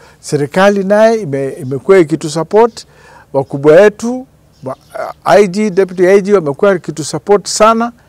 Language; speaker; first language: Swahili; non-native, local second language; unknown